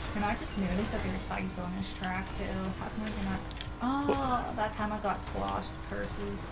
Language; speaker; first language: English; native; English